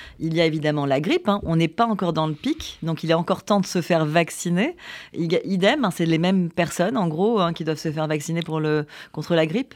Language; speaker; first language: French; native; French